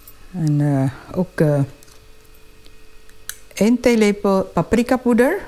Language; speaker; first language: Dutch; non-native, fluent; Indonesian